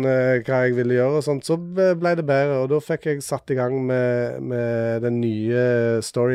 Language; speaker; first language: Norwegian; native; Norwegian